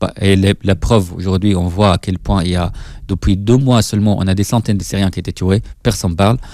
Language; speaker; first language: French; non-native, fluent; Arabic